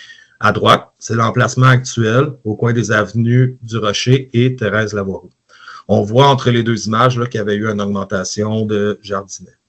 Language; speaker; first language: French; native; French